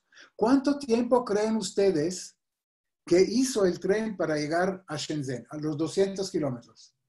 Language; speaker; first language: Spanish; non-native, fluent; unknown